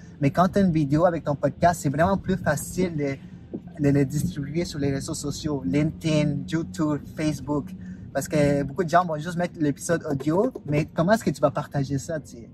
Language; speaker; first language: French; non-native, fluent; Spanish